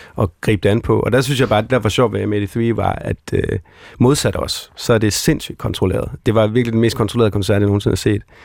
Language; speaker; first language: Danish; native; Danish